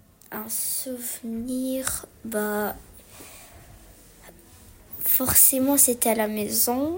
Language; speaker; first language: French; early bilingual, other home language; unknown